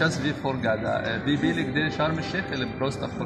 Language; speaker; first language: Russian; non-native, learner; Arabic